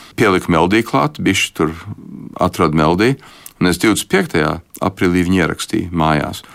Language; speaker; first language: Latvian; early bilingual, heritage; Latvian